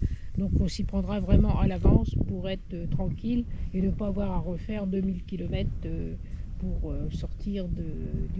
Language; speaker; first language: French; native; French